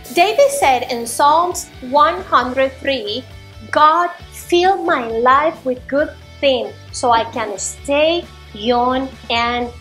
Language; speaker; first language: English; non-native, fluent; Spanish